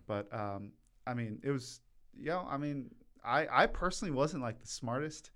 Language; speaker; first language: English; early bilingual, other home language; Korean